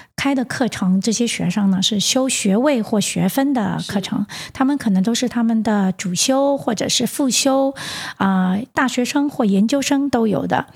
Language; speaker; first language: Chinese; native; Chinese